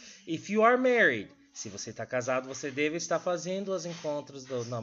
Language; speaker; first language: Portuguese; non-native, learner; English